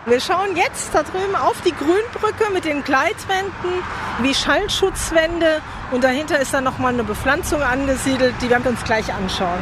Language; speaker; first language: German; native; German